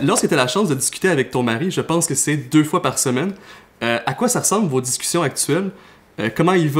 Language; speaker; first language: French; native; French